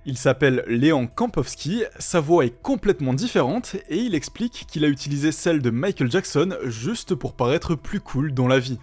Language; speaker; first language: French; native; French